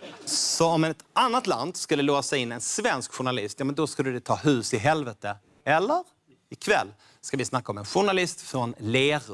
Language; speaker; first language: Swedish; native; Swedish